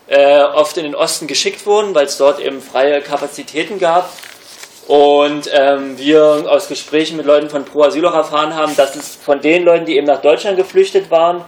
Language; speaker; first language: German; native; German